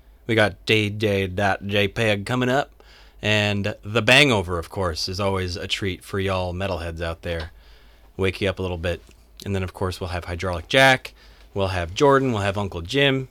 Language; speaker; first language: English; native; English